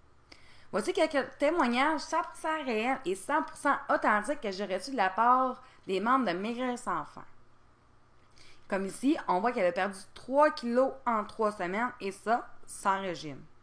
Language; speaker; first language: French; native; French